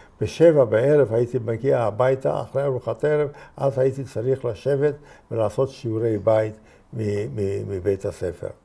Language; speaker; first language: Hebrew; non-native, fluent; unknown